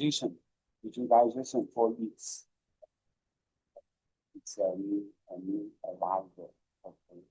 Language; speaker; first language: English; non-native, learner; Chinese